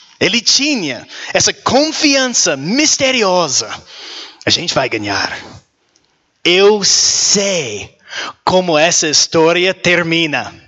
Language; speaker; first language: Portuguese; non-native, learner; English